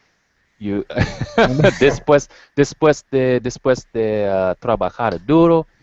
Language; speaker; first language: Spanish; non-native, learner; English